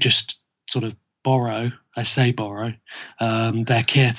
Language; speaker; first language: English; native; English